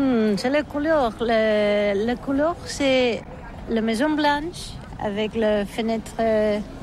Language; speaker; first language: French; non-native, learner; Catalan